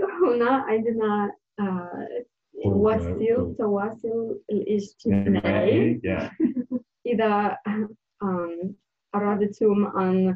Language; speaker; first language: Arabic; non-native, learner; English